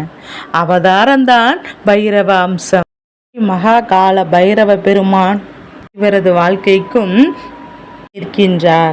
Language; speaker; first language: Tamil; native; Tamil